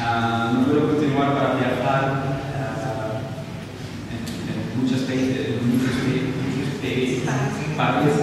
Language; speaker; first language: Spanish; non-native, learner; Arabic